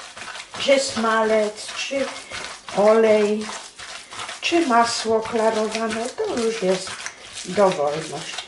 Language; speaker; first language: Polish; native; Polish